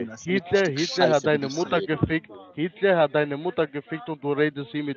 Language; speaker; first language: German; non-native, learner; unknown